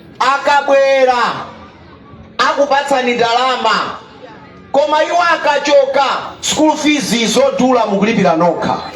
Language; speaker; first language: Nyanja; native; Nyanja